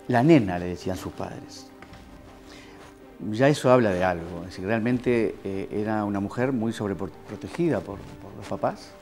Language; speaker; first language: Spanish; native; Spanish